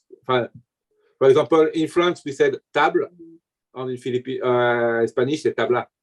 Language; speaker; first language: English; non-native, learner; French